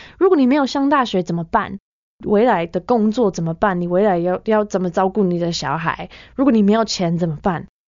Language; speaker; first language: Chinese; non-native, fluent; English